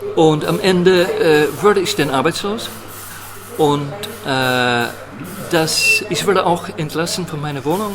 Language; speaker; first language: German; non-native, fluent; English